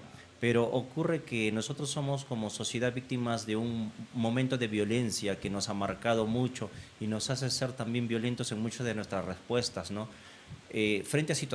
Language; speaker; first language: Spanish; native; Spanish